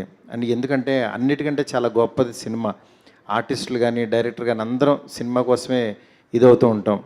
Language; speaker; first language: Telugu; native; Telugu